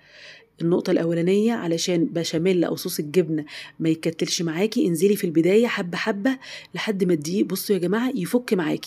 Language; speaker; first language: Arabic; native; Arabic